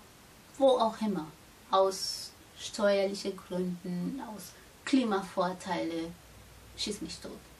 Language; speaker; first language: German; non-native, fluent; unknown